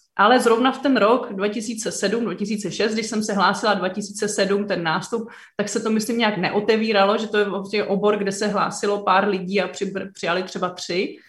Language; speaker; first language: Czech; native; Czech